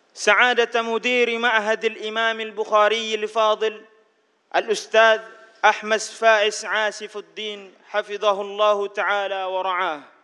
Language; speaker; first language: Arabic; non-native, fluent; Indonesian